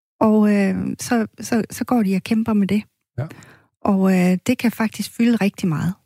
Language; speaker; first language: Danish; native; Danish